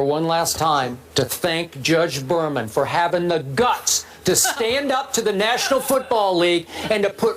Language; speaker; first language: English; native; English